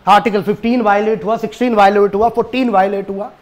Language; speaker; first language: Hindi; native; Hindi